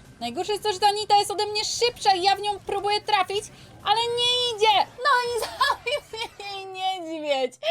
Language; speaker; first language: Polish; native; Polish